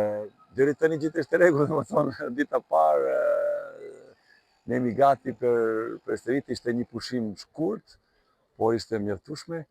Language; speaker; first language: Albanian; non-native, learner; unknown